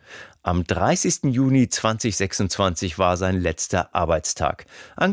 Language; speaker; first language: German; native; German